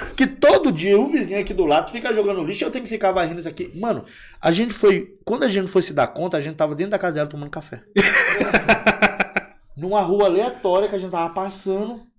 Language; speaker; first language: Portuguese; native; Portuguese